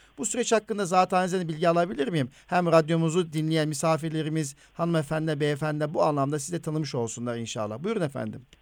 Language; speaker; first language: Turkish; native; Turkish